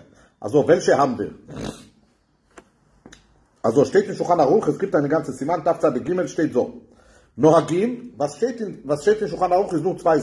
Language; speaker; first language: German; non-native, fluent; Hebrew